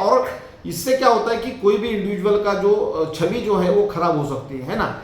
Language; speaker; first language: Hindi; non-native, local second language; Marathi